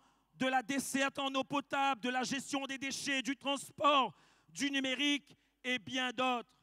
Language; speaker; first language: French; native; French